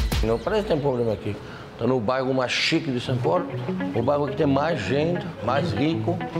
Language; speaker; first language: Portuguese; non-native, fluent; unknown